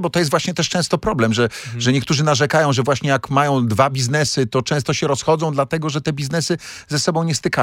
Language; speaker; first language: Polish; native; Polish